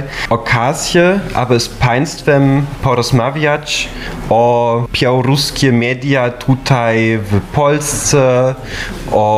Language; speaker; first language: Polish; non-native, fluent; German